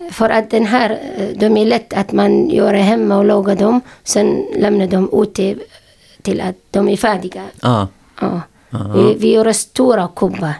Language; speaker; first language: Swedish; non-native, learner; Syriac